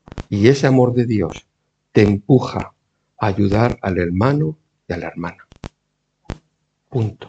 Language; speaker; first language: Spanish; native; Spanish